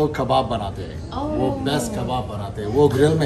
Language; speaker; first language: Hindi; non-native, learner; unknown